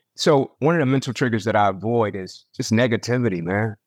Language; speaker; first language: English; native; English